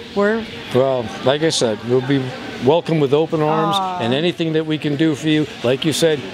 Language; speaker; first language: English; native; English